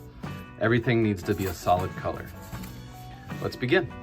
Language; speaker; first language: English; native; English